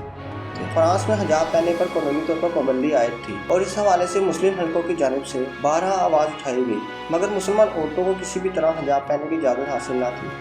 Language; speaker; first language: Urdu; native; Urdu